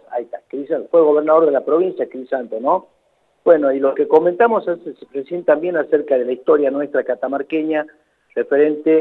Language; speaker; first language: Spanish; native; Spanish